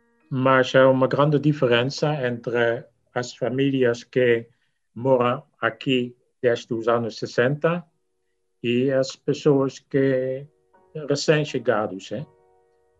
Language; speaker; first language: Portuguese; non-native, fluent; Dutch